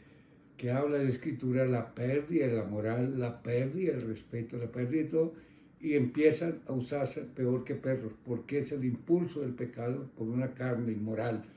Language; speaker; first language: Spanish; native; Spanish